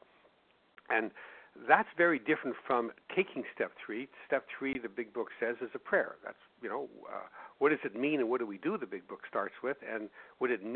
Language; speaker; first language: English; native; English